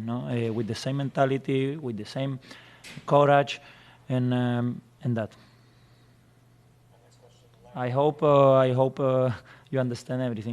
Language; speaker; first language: English; non-native, fluent; Spanish